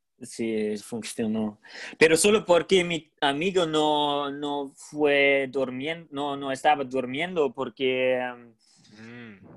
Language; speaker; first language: Spanish; non-native, learner; German